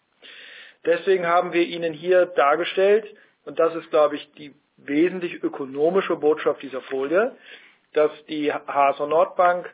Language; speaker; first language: German; native; German